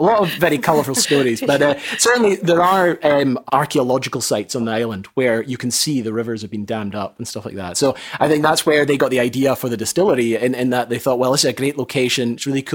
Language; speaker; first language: English; native; English